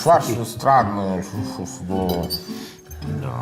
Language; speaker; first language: Ukrainian; non-native, learner; Italian